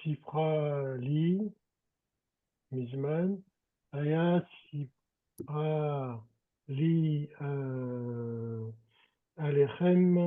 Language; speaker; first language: Hebrew; non-native, learner; French